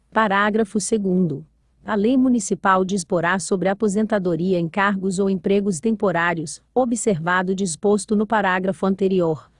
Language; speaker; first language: Portuguese; native; Portuguese